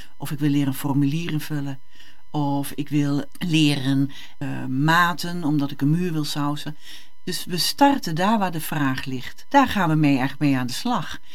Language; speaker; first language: Dutch; native; Dutch